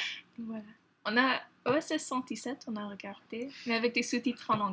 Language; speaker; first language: French; non-native, fluent; English